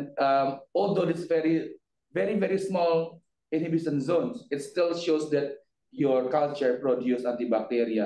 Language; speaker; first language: English; non-native, fluent; Indonesian